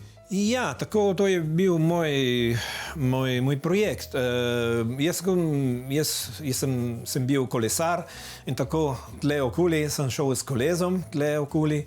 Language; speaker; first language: Slovenian; early bilingual, heritage; Italian